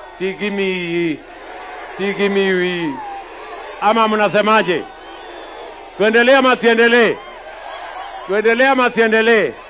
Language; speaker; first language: Swahili; non-native, local second language; Kalenjin